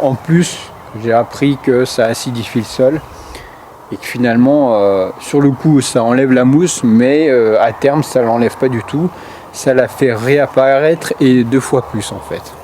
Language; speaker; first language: French; native; French